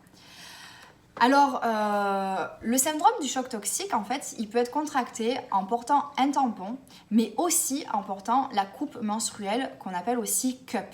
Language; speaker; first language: French; native; French